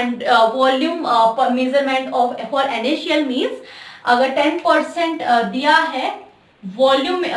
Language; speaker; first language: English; non-native, local second language; Hindi